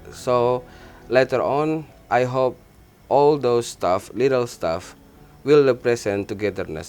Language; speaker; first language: English; non-native, learner; Indonesian